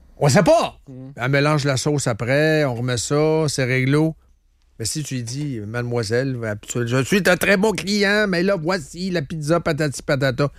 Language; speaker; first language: French; native; French